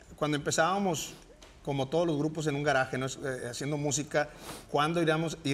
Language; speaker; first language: Spanish; native; Spanish